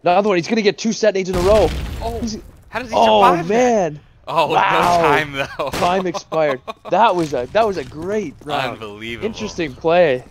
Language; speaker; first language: English; native; English